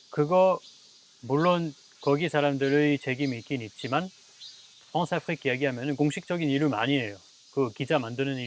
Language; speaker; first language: Korean; non-native, fluent; French